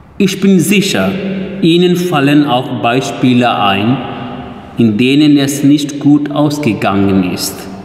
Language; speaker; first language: German; non-native, fluent; Telugu